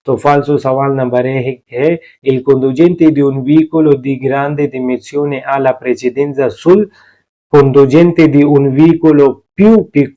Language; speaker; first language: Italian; non-native, learner; Urdu